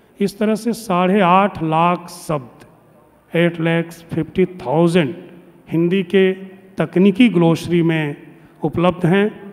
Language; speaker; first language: Hindi; native; Hindi